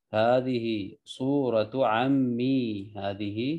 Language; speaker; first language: Arabic; non-native, fluent; Urdu